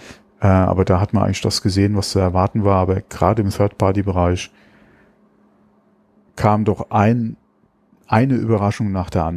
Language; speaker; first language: German; native; German